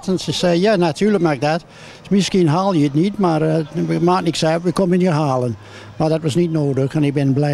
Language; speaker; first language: Dutch; non-native, fluent; English